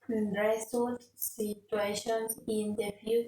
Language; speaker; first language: English; non-native, learner; Spanish